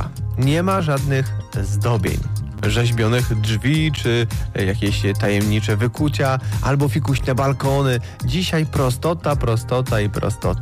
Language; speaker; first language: Polish; native; Polish